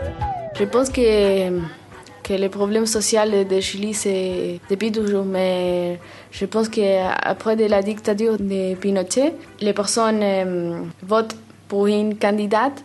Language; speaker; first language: French; non-native, learner; Spanish